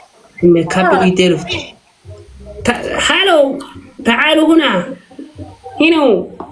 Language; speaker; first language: Arabic; non-native, learner; Oromo